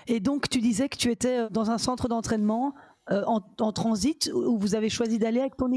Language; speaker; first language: French; native; French